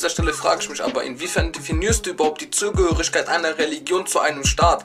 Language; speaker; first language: German; native; German